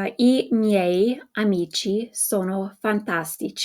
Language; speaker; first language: Italian; non-native, fluent; English